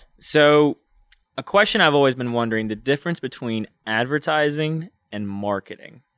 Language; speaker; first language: English; native; English